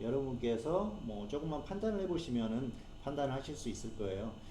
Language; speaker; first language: Korean; native; Korean